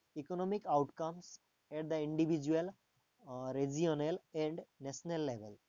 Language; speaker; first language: English; non-native, local second language; Assamese